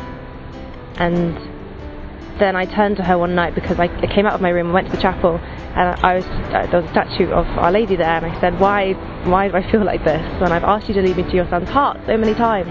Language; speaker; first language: English; native; English